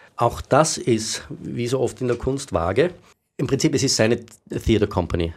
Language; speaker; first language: German; native; German